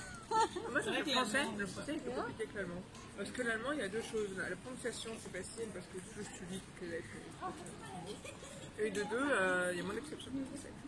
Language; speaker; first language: French; native; French